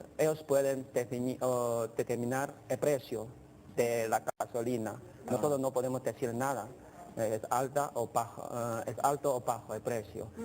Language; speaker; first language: Spanish; non-native, fluent; Chinese